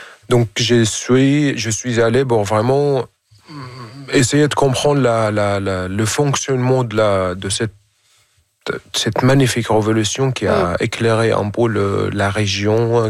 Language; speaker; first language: French; non-native, fluent; Arabic